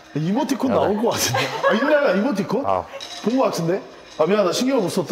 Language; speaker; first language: Korean; native; Korean